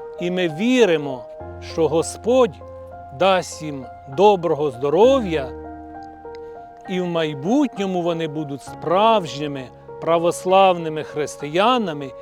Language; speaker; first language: Ukrainian; native; Ukrainian